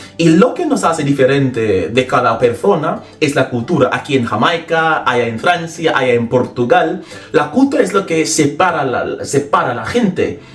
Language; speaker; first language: Spanish; non-native, fluent; English